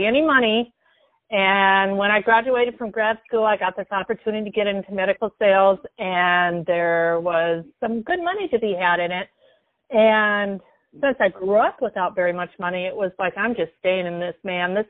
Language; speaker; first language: English; native; English